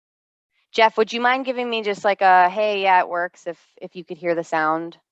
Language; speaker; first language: English; native; English